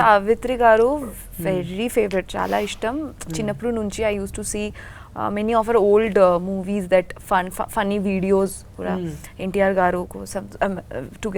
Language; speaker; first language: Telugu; non-native, learner; Bangla